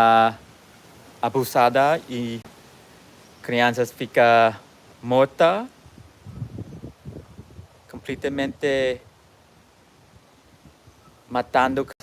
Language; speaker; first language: Portuguese; non-native, learner; English